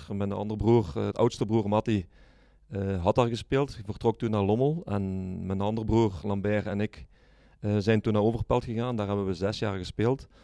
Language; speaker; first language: Dutch; native; Dutch